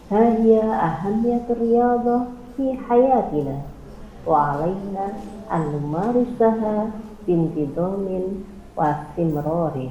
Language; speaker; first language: Arabic; non-native, learner; Indonesian